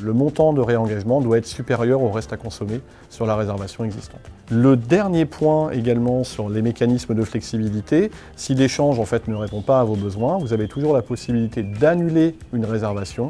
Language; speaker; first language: French; native; French